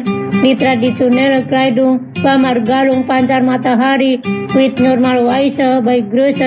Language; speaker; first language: German; non-native, fluent; Indonesian